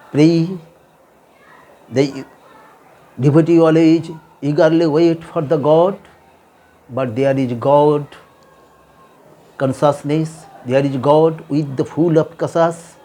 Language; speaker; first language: English; non-native, local second language; Bangla